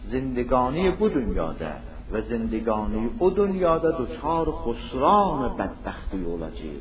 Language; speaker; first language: Persian; non-native, local second language; Azerbaijani